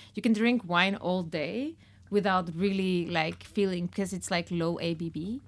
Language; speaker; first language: English; non-native, fluent; Spanish